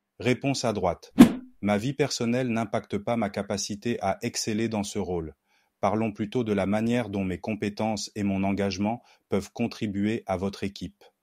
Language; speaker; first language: French; non-native, local second language; Haitian Creole